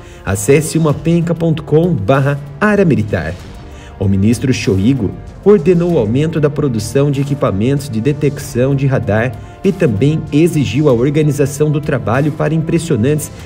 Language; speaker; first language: Portuguese; native; Portuguese